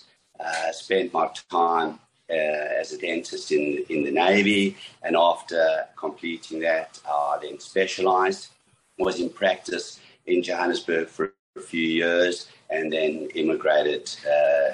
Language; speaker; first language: English; native; English